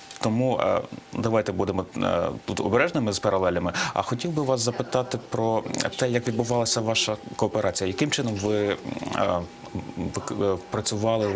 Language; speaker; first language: Ukrainian; native; Ukrainian